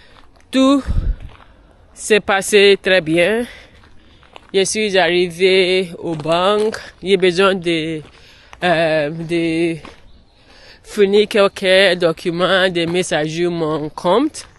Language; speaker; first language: French; non-native, learner; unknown